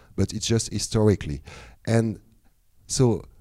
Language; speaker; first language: English; non-native, fluent; French